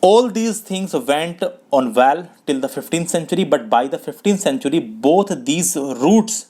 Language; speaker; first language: English; non-native, local second language; Hindi